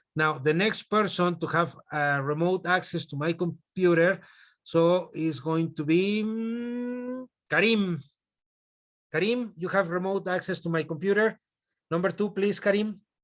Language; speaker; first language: English; non-native, fluent; Spanish